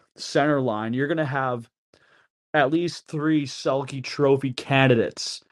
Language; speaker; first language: English; native; English